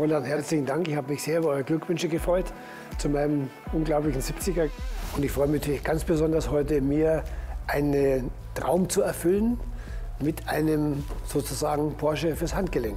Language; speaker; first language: German; native; German